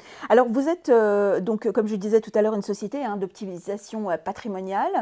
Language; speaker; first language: French; native; French